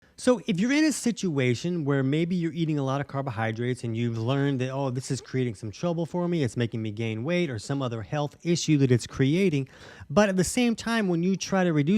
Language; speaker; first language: English; native; English